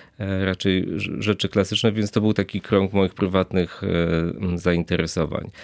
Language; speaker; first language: Polish; native; Polish